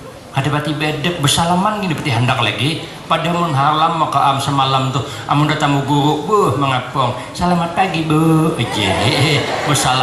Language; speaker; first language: Indonesian; non-native, local second language; Banjar